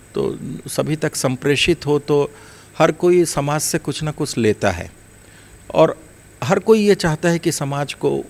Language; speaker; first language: Hindi; native; Hindi